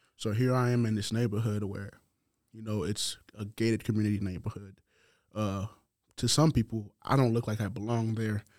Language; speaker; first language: English; non-native, fluent; Haitian Creole